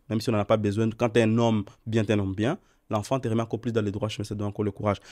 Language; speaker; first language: French; non-native, local second language; Swahili